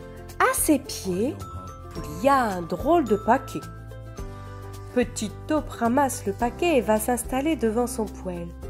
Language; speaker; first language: French; native; French